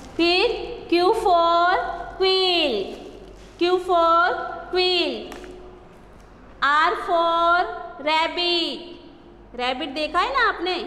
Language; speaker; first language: Hindi; non-native, local second language; Gujarati